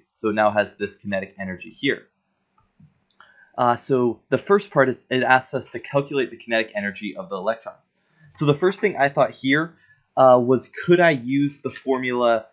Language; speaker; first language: English; native; English